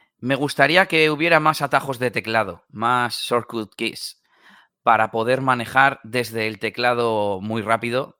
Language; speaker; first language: Spanish; native; Spanish